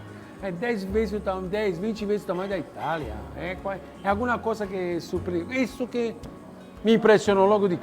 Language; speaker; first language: Portuguese; non-native, fluent; Italian